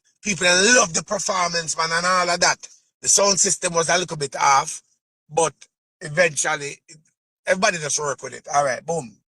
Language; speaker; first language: English; native; English